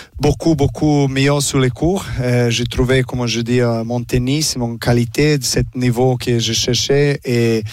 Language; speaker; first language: French; non-native, learner; Serbian